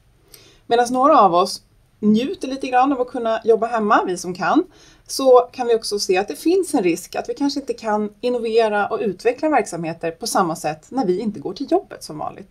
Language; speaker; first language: Swedish; native; Swedish